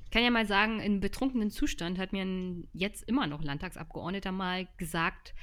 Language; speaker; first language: German; native; German